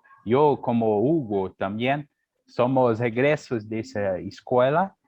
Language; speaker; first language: Spanish; non-native, learner; Portuguese